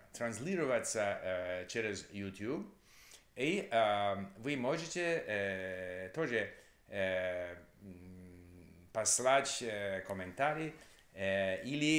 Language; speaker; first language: Russian; non-native, learner; English